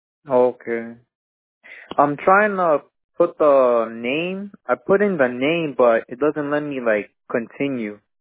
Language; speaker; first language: English; non-native, learner; Spanish